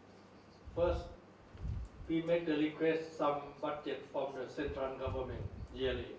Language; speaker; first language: English; non-native, learner; Thai